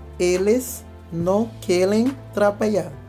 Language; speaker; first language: Portuguese; non-native, fluent; Haitian Creole